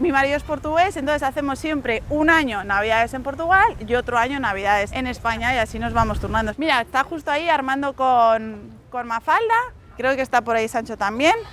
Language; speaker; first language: Spanish; native; Spanish